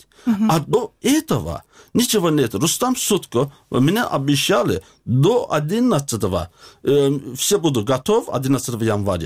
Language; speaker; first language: Russian; non-native, learner; Azerbaijani